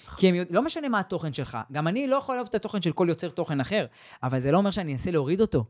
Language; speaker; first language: Hebrew; early bilingual, other home language; English